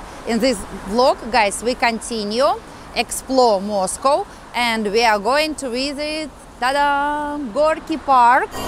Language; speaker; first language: English; non-native, fluent; Russian